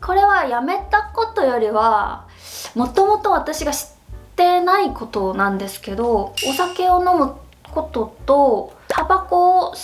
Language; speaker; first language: Japanese; non-native, fluent; Korean